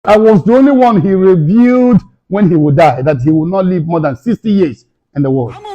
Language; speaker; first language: English; non-native, local second language; Igbo